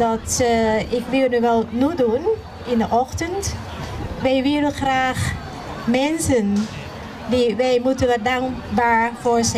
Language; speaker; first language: Dutch; non-native, learner; Thai